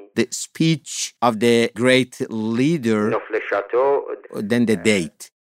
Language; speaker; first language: English; non-native, fluent; Persian